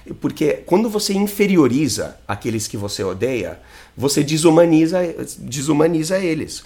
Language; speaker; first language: Portuguese; non-native, fluent; English